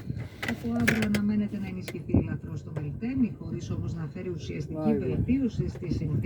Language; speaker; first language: Greek; native; Greek